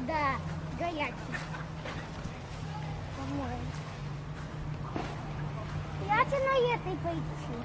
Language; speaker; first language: Russian; early bilingual, heritage; Russian